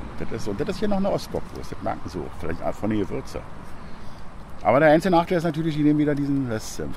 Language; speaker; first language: German; native; German